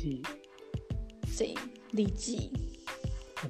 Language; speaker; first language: Spanish; non-native, learner; Chinese